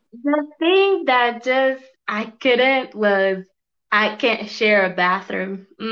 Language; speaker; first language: English; non-native, fluent; French